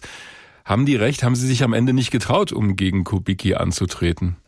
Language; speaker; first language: German; native; German